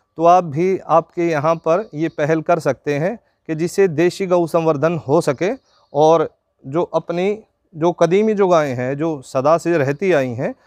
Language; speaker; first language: Hindi; native; Hindi